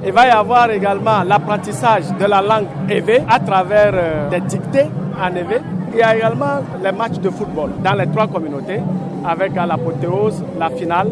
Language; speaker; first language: French; non-native, local second language; Ewe